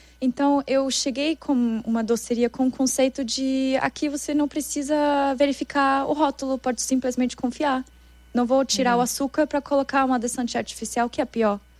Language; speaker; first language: Portuguese; non-native, fluent; German